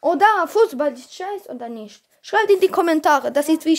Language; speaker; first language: German; non-native, learner; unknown